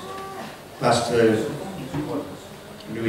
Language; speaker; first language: French; non-native, fluent; English